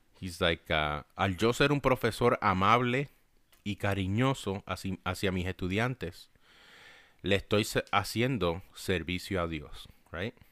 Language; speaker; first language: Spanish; early bilingual, heritage; Spanish